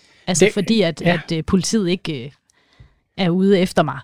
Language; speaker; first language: Danish; native; Danish